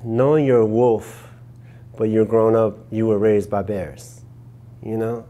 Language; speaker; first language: English; native; English